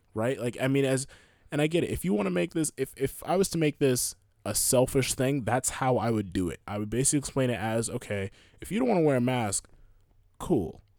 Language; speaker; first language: English; native; English